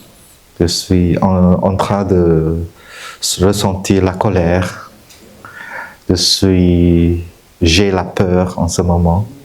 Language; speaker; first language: French; non-native, fluent; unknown